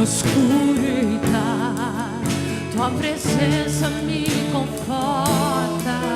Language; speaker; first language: Italian; non-native, fluent; Portuguese